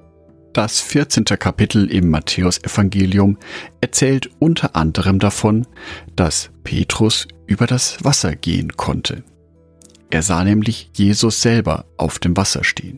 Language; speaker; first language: German; native; German